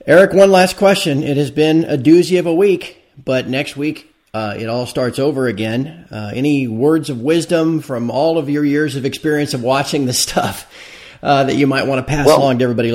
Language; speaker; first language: English; native; English